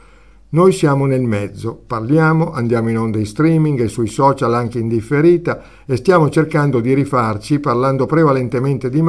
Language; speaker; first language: Italian; native; Italian